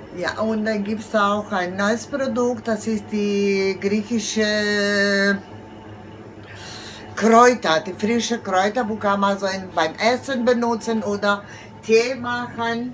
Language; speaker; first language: German; non-native, learner; Greek